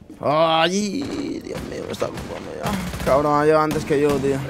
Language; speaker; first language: Spanish; native; Spanish